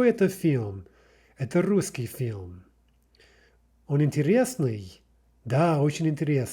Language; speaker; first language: Russian; non-native, fluent; English